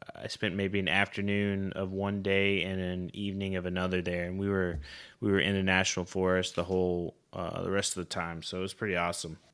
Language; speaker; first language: English; native; English